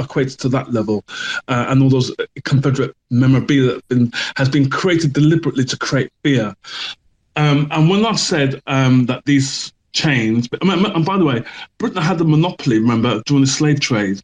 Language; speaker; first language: English; native; English